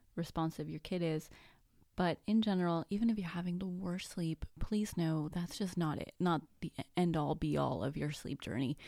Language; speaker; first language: English; non-native, fluent; Spanish